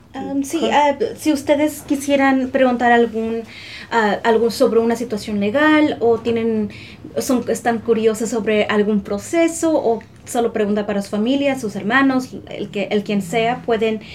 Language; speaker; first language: Spanish; early bilingual, other home language; English